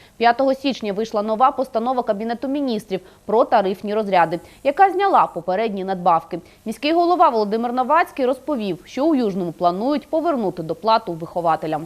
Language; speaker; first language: Ukrainian; native; Ukrainian